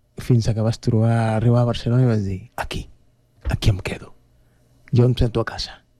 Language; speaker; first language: Catalan; non-native, fluent; Spanish